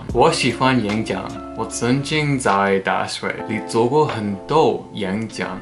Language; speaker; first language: Chinese; non-native, learner; Vietnamese